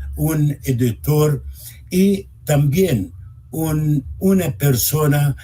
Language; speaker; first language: Spanish; non-native, fluent; Arabic